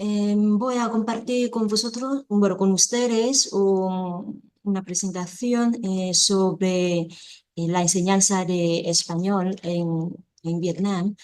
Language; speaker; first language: Spanish; non-native, fluent; Vietnamese